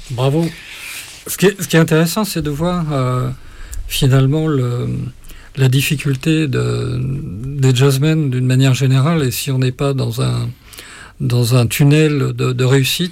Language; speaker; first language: French; native; French